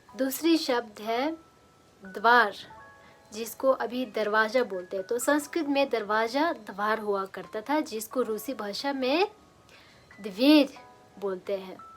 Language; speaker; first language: Hindi; non-native, local second language; Russian